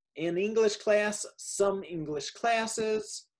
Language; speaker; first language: English; native; English